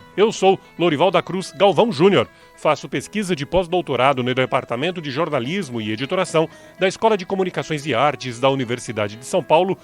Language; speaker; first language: Portuguese; native; Portuguese